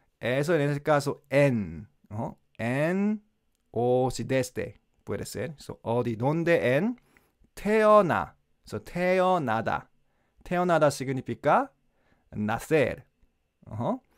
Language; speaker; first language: Spanish; non-native, learner; Korean